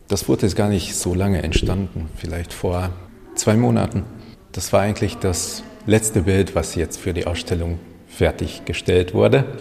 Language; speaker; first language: German; non-native, fluent; Hungarian